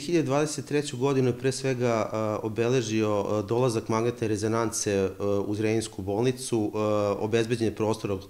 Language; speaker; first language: Serbian; native; Serbian